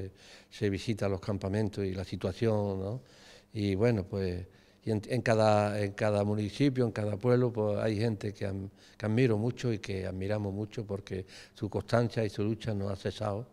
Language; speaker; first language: Spanish; native; Spanish